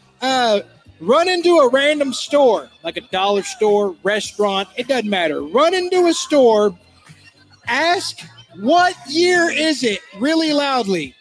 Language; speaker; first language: English; native; English